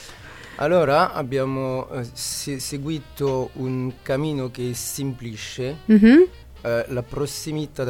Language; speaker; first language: Italian; non-native, learner; French